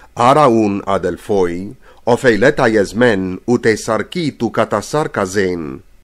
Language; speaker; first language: Greek; non-native, fluent; English